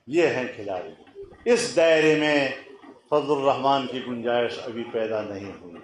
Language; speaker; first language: Urdu; non-native, local second language; Pashto